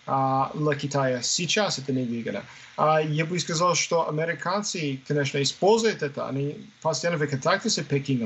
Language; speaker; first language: Russian; non-native, fluent; English